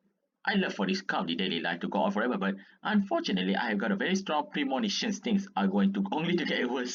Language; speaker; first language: English; non-native, local second language; Malay